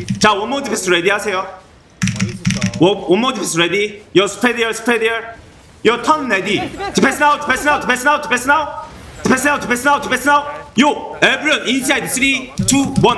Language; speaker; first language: English; non-native, learner; Korean